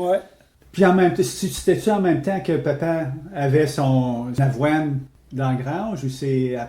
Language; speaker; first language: French; native; French